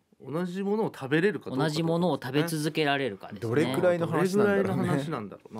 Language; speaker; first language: Japanese; native; Japanese